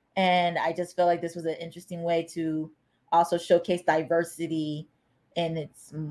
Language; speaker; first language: English; native; English